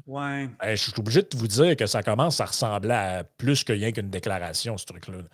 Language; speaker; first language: French; native; French